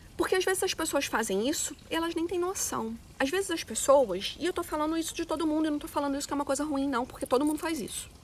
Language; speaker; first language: Portuguese; native; Portuguese